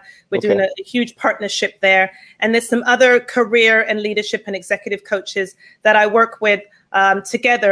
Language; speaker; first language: English; native; English